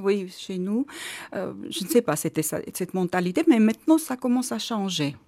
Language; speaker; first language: French; non-native, learner; Armenian